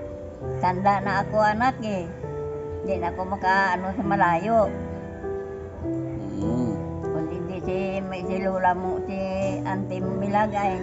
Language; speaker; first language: Filipino; non-native, local second language; Hiligaynon